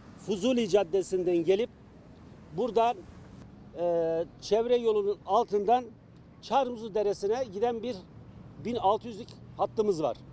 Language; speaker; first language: Turkish; native; Turkish